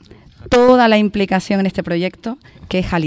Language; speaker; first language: Spanish; native; Spanish